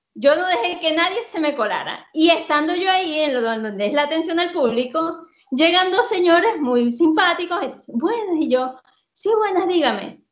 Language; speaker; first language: Spanish; native; Spanish